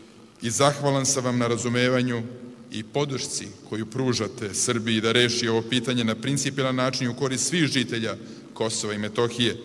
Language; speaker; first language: Serbian; native; Serbian